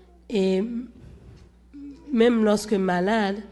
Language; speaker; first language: French; non-native, local second language; Haitian Creole